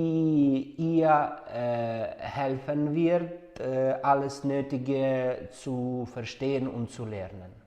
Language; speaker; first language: German; non-native, fluent; Ukrainian